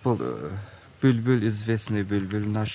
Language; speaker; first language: Russian; non-native, local second language; Azerbaijani